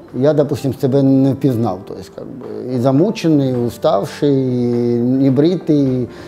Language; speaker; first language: Ukrainian; non-native, local second language; Russian